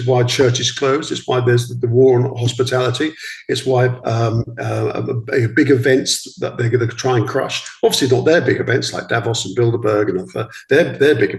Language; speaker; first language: English; native; English